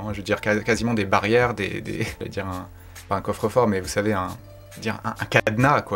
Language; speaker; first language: French; native; French